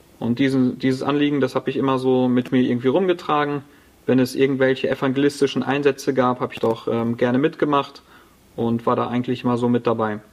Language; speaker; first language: German; early bilingual, other home language; Latvian